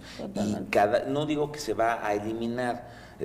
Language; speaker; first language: Spanish; native; Spanish